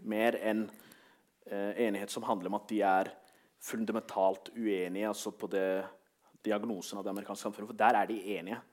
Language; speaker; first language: Norwegian; early bilingual, other home language; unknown